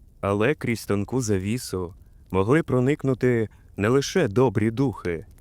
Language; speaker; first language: Ukrainian; native; Ukrainian